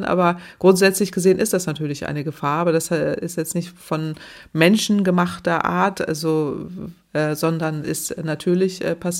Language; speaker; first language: German; native; German